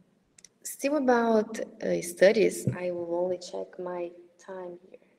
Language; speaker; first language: English; non-native, fluent; Portuguese